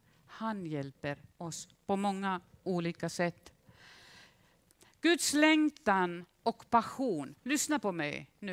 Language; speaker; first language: Swedish; non-native, fluent; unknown